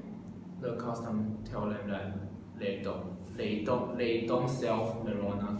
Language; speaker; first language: English; non-native, learner; Chinese